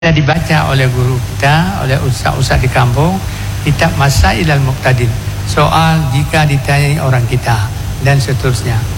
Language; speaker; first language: Indonesian; non-native, local second language; Achinese